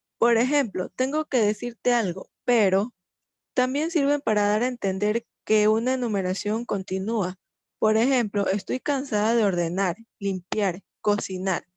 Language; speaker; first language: Spanish; native; Spanish